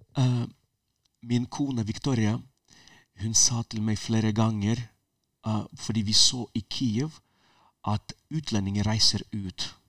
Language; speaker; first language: Norwegian; non-native, fluent; Ukrainian